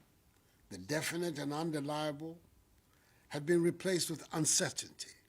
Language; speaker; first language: English; non-native, local second language; Akan